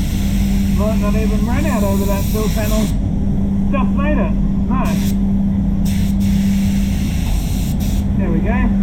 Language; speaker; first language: English; native; English